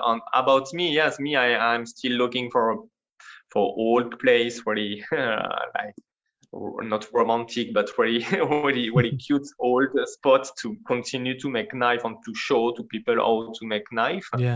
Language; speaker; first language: English; non-native, learner; French